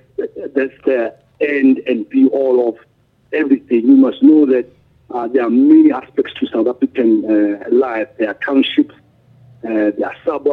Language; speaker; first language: English; non-native, local second language; Tswana